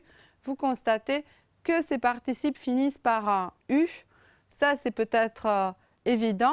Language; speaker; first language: French; non-native, fluent; Romanian